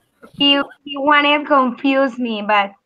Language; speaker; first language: English; non-native, learner; Spanish